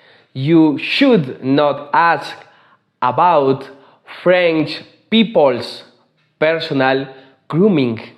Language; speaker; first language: English; non-native, learner; Spanish